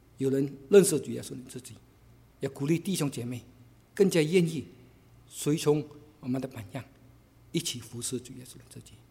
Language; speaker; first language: Chinese; non-native, local second language; Cantonese